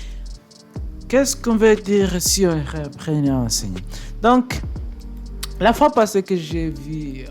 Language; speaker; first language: French; non-native, learner; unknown